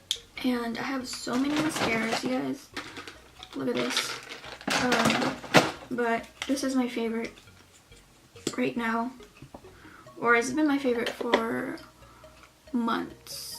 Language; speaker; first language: English; native; English